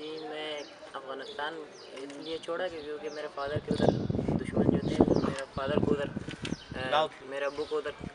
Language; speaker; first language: Hindi; non-native, fluent; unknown